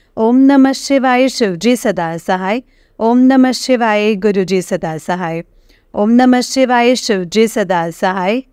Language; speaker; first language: Hindi; native; Hindi